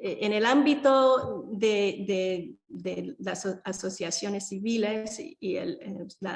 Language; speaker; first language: Spanish; early bilingual, heritage; Spanish